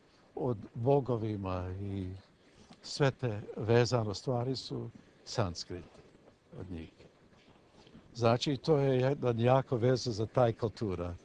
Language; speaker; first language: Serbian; early bilingual, heritage; English